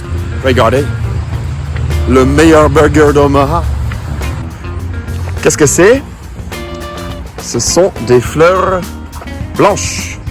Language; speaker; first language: French; non-native, fluent; English